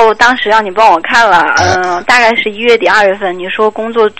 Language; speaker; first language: Chinese; native; Chinese